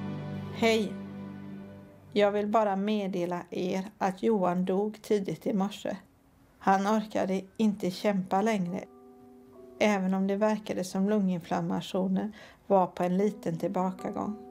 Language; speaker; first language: Swedish; native; Swedish